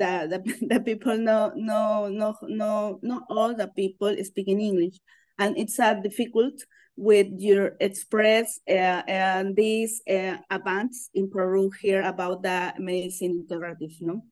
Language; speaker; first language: English; non-native, learner; Spanish